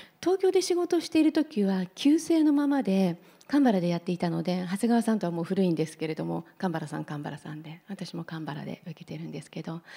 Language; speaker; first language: Japanese; native; Japanese